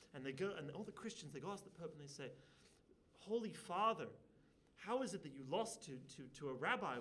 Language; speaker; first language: English; native; English